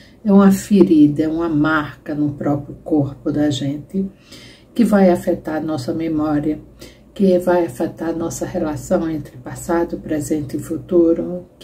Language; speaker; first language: Portuguese; native; Portuguese